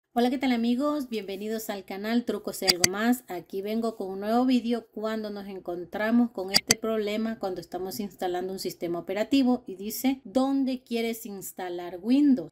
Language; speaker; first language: Spanish; native; Spanish